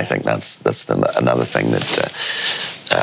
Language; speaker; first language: English; native; English